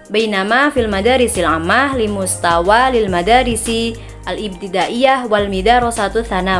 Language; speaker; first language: Arabic; non-native, learner; Indonesian